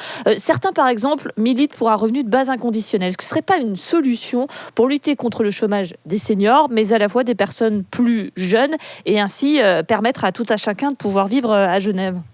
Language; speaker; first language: French; native; French